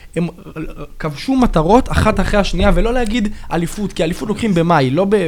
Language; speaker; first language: Hebrew; native; Hebrew